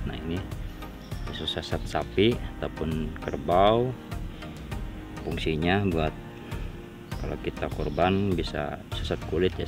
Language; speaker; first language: Indonesian; non-native, local second language; Sundanese